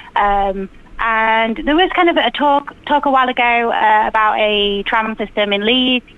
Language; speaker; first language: English; native; English